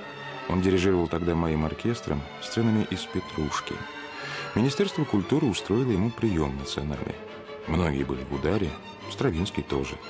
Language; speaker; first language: Russian; native; Russian